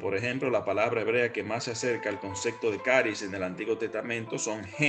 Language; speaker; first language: Spanish; native; Spanish